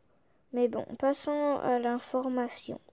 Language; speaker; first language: French; early bilingual, other home language; Polish